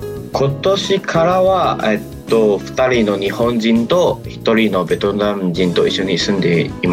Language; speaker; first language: Japanese; non-native, fluent; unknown